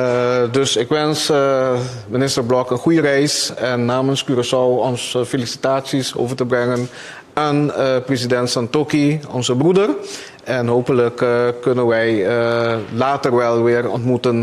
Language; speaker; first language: Dutch; non-native, local second language; Papiamento